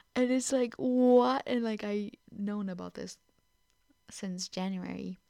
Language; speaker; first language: English; non-native, fluent; Portuguese